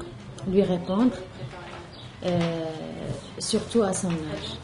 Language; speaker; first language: French; non-native, local second language; Arabic